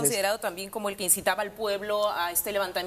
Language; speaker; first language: Spanish; native; Spanish